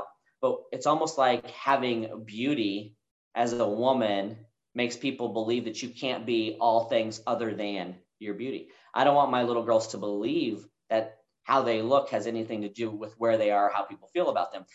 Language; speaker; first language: English; native; English